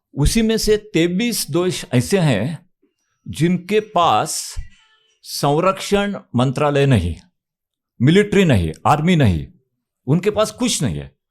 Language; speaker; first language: Hindi; non-native, local second language; Marathi